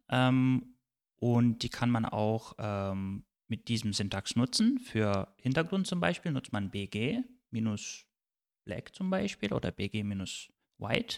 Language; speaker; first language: German; non-native, fluent; Turkish